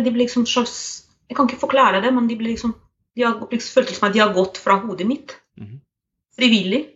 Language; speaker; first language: Norwegian; non-native, fluent; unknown